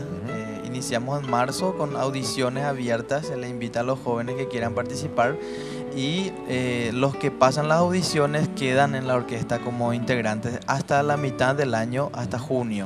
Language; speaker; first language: Spanish; native; Spanish